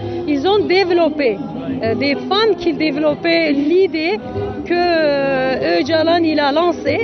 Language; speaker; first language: French; non-native, learner; Kurdish